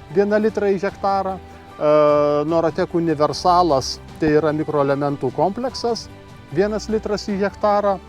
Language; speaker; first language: Lithuanian; native; Lithuanian